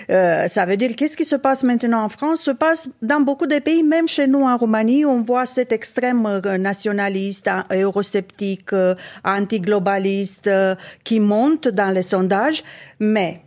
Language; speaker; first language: French; non-native, fluent; Romanian